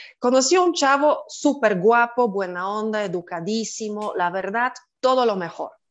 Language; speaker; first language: Spanish; non-native, fluent; Polish